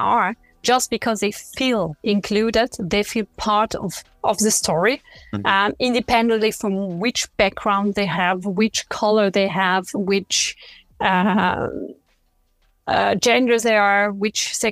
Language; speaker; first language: English; non-native, fluent; French